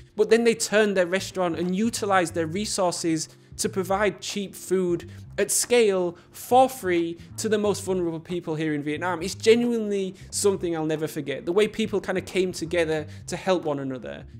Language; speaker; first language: English; native; English